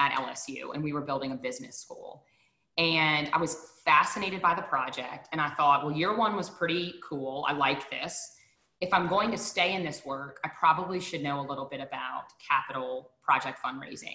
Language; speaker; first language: English; native; English